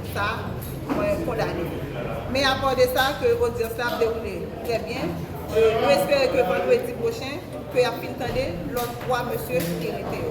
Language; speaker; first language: French; non-native, local second language; Haitian Creole